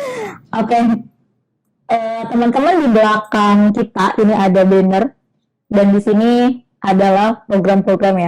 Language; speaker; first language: Indonesian; native; Indonesian